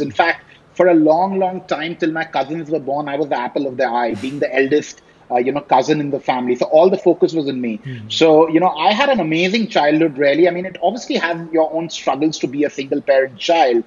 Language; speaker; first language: English; non-native, local second language; Hindi